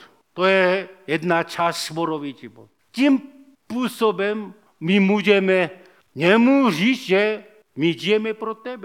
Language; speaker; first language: Czech; non-native, learner; Korean